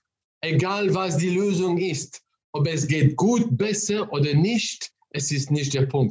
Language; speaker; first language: German; non-native, fluent; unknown